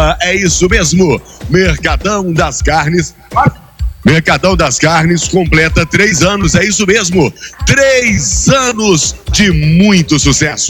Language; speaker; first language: Portuguese; native; Portuguese